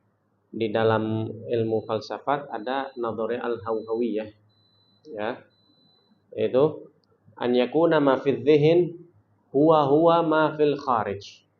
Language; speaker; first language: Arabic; non-native, fluent; Indonesian